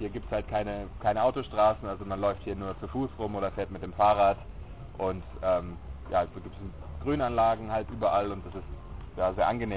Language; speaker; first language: German; native; German